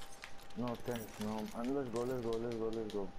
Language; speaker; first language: English; non-native, learner; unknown